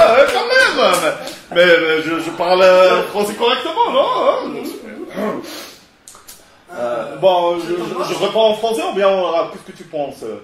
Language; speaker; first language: French; non-native, local second language; Arabic